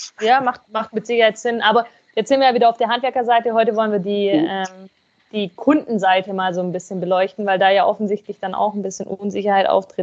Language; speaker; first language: German; native; German